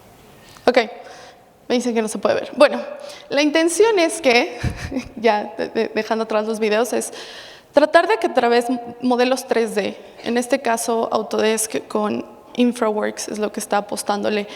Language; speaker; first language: Spanish; native; Spanish